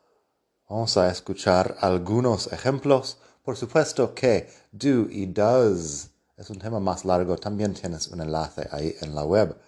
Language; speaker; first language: Spanish; non-native, fluent; English